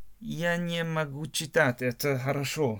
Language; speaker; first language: Russian; non-native, learner; German